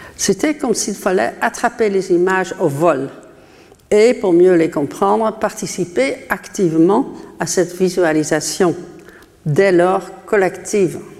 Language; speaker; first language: French; non-native, fluent; Dutch